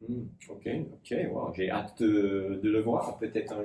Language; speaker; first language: French; non-native, fluent; English